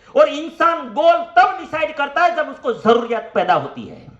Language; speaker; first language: Hindi; non-native, local second language; Gujarati